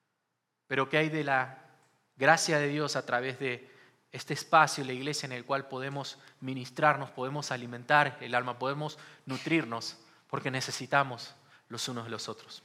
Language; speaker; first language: Spanish; native; Spanish